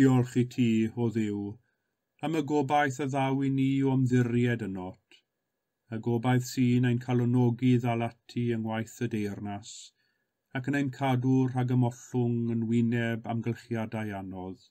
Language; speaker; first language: Welsh; native; Welsh